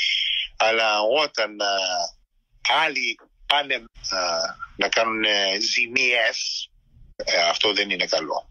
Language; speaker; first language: Greek; early bilingual, heritage; Greek